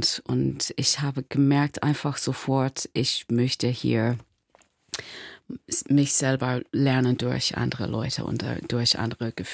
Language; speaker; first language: German; non-native, learner; English